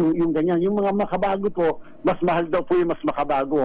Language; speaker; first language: Filipino; native; Filipino